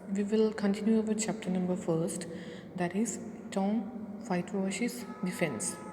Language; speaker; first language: English; non-native, local second language; Punjabi